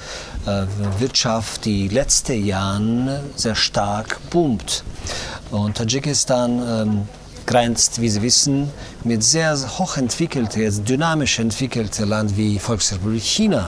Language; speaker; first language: German; non-native, fluent; Tajik